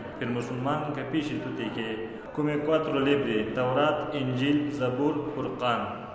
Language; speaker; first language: Italian; non-native, learner; Pashto